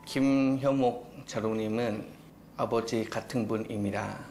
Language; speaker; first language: Korean; non-native, learner; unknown